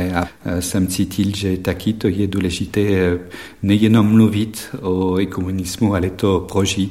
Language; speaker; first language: Czech; non-native, fluent; French